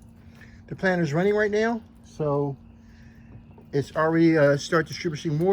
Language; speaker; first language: English; native; English